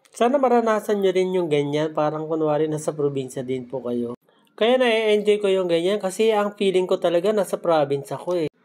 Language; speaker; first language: Filipino; non-native, local second language; Hiligaynon